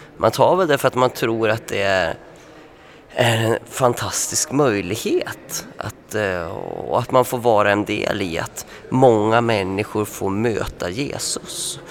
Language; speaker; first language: Swedish; native; Swedish